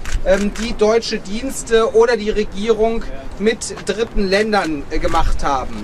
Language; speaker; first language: German; native; German